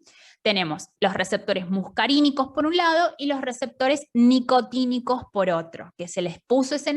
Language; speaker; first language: Spanish; native; Spanish